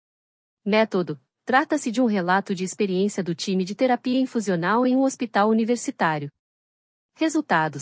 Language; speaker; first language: Portuguese; native; Portuguese